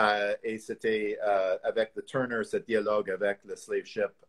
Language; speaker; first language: French; non-native, fluent; English